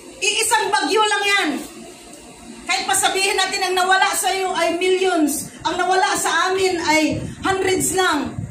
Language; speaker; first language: Filipino; non-native, local second language; Cebuano